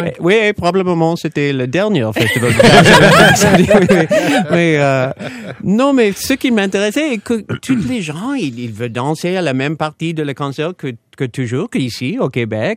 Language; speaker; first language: French; non-native, fluent; English